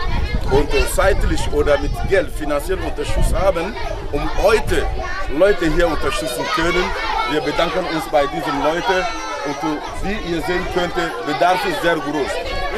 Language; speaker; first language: German; non-native, learner; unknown